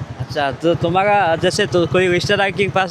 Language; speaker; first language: Hindi; non-native, learner; Bangla